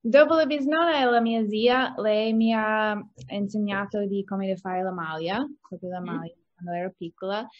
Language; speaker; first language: Italian; non-native, learner; English